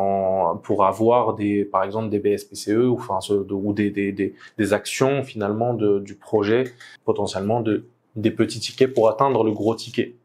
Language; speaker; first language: French; native; French